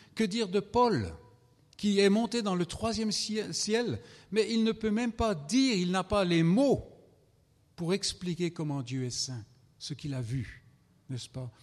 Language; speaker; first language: French; native; French